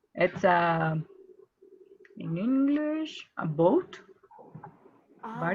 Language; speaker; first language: English; non-native, fluent; Spanish